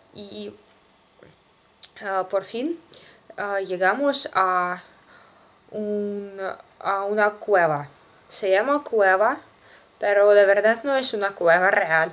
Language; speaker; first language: Spanish; non-native, learner; Russian